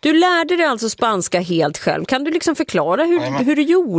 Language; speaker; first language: Swedish; native; Swedish